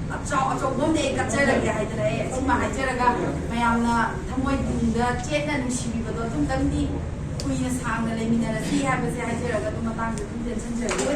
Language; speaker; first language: Manipuri; native; Manipuri